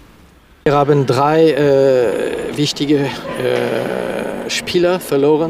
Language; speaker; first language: German; non-native, local second language; French